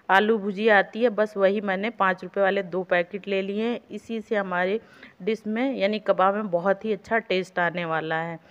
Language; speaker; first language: Hindi; native; Hindi